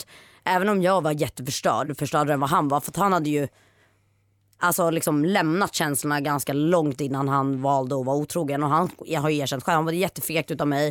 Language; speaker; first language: Swedish; native; Swedish